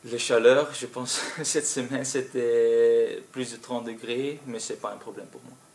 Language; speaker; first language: French; non-native, local second language; Dutch